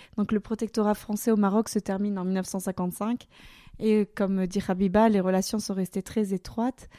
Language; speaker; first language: French; native; French